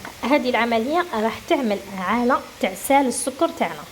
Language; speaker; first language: Arabic; native; Arabic